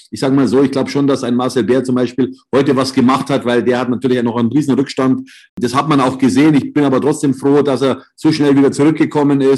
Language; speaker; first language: German; native; German